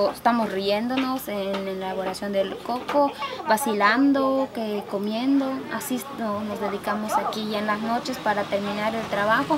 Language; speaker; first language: Spanish; native; Spanish